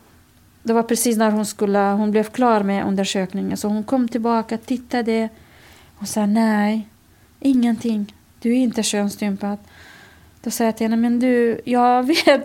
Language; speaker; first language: Swedish; non-native, fluent; Kurdish